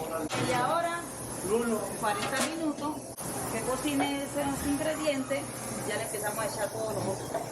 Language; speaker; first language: Spanish; native; Spanish